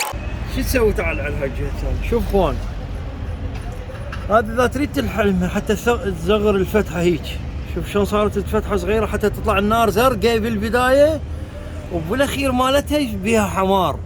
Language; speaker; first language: Arabic; native; Arabic